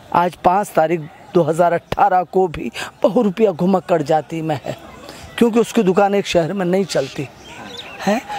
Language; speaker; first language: Hindi; non-native, local second language; Gujarati